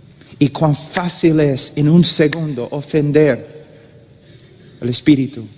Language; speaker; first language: Spanish; non-native, fluent; English